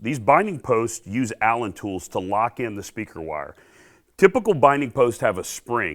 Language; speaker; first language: English; native; English